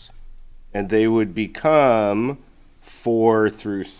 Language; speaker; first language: English; native; English